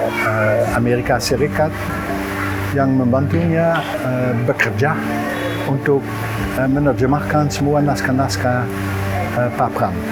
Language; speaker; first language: Indonesian; non-native, fluent; Dutch